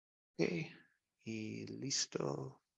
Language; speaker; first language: Spanish; non-native, fluent; English